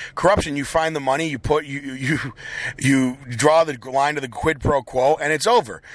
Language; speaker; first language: English; native; English